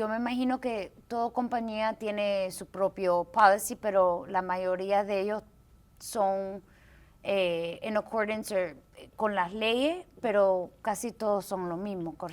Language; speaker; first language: Spanish; early bilingual, heritage; Spanish